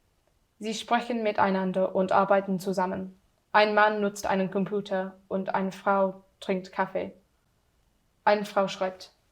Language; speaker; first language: German; non-native, learner; English